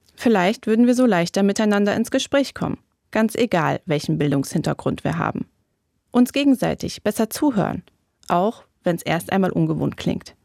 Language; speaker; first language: German; native; German